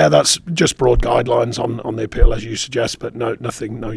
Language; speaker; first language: English; native; English